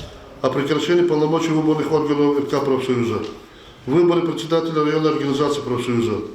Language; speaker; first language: Russian; non-native, local second language; Lezghian